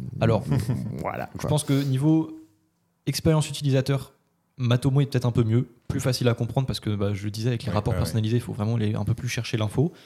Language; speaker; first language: French; native; French